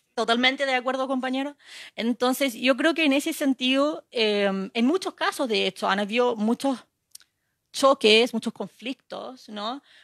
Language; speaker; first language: Spanish; non-native, fluent; English